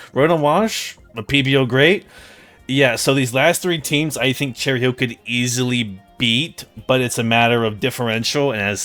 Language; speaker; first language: English; native; English